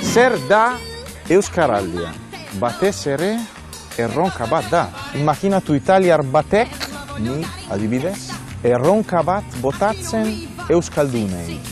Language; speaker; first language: Basque; non-native, fluent; Italian